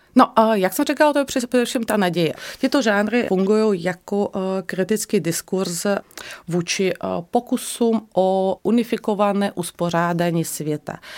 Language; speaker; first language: Czech; non-native, fluent; Russian